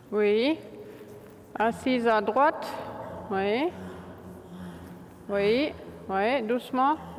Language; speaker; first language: French; non-native, fluent; German